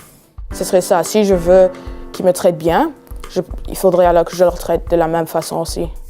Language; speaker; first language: French; native; French